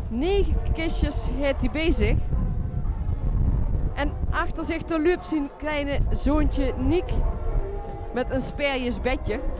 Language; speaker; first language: Dutch; native; Dutch